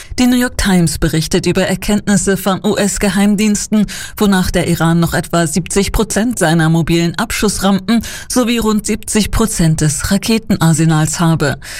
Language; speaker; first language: German; native; German